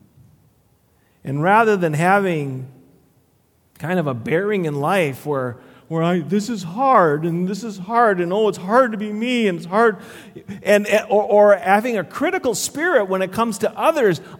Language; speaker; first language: English; native; English